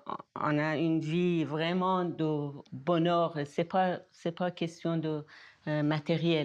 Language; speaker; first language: French; non-native, fluent; Persian